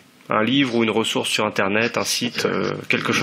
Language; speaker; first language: French; native; French